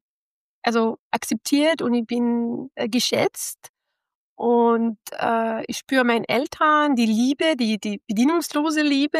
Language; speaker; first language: German; non-native, fluent; Arabic